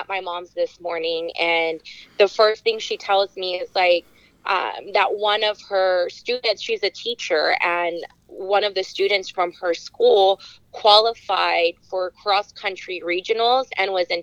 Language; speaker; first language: English; native; English